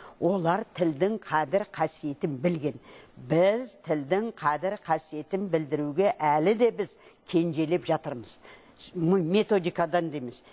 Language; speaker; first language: Kazakh; native; Kazakh